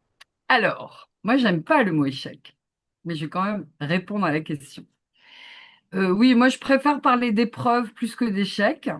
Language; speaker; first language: French; native; French